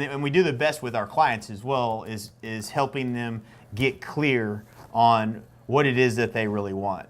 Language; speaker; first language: English; native; English